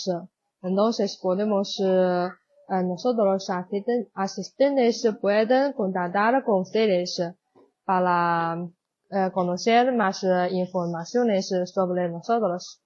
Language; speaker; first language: Spanish; non-native, learner; Chinese